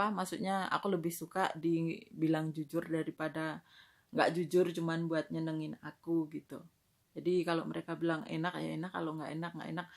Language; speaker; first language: Indonesian; native; Indonesian